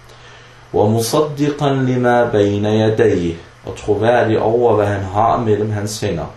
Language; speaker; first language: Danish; early bilingual, other home language; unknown